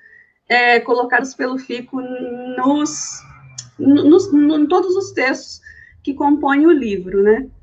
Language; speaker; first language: Portuguese; native; Portuguese